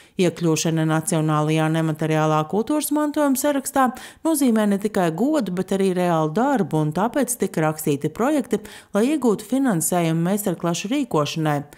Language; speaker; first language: Latvian; native; Latvian